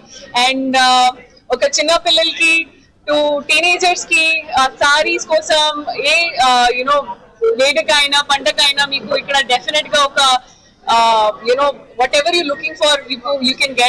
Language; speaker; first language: Telugu; non-native, fluent; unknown